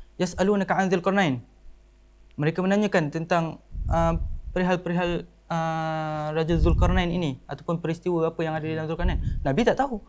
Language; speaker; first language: Malay; native; Malay